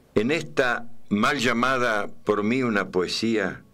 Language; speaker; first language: Spanish; native; Spanish